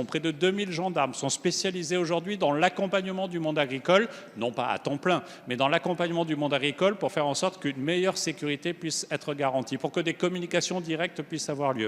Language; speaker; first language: French; native; French